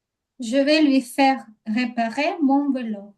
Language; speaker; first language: French; non-native, learner; Ukrainian